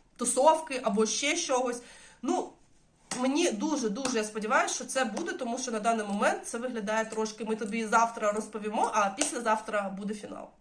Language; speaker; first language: Ukrainian; non-native, local second language; Russian